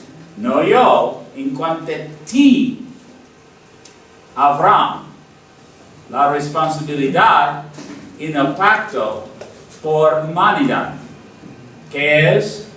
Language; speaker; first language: Spanish; non-native, learner; English